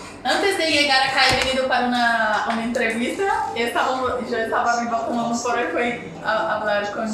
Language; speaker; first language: Spanish; non-native, learner; Portuguese